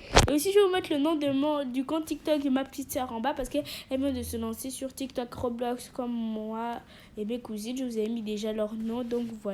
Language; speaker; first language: French; native; French